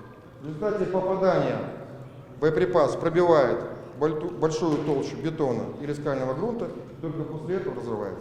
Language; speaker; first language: Russian; native; Russian